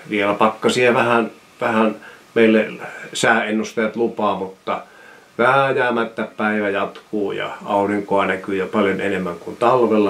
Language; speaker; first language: Finnish; native; Finnish